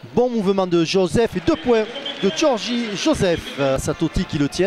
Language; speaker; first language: French; native; French